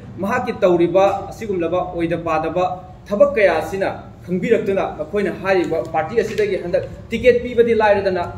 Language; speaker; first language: Manipuri; native; Manipuri